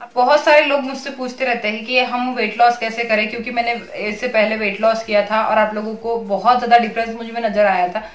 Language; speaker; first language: Hindi; native; Hindi